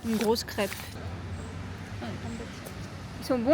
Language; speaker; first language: French; native; French